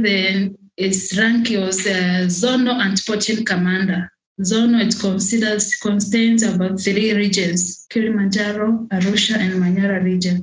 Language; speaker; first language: English; non-native, local second language; Swahili